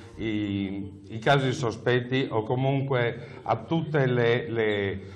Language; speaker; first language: Italian; native; Italian